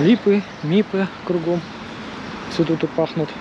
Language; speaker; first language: Russian; native; Russian